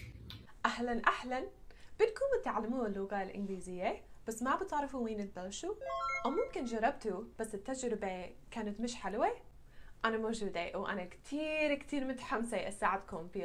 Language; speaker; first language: Arabic; non-native, fluent; English